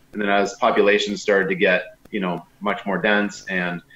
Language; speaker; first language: English; native; English